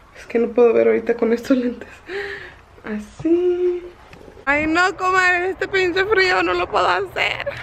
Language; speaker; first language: Spanish; early bilingual, heritage; Spanish